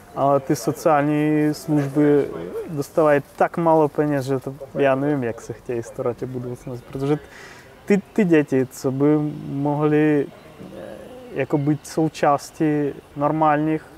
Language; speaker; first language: Czech; non-native, fluent; Russian